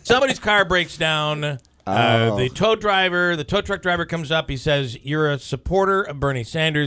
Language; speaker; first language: English; native; English